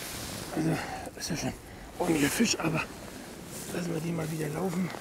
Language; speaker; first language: German; native; German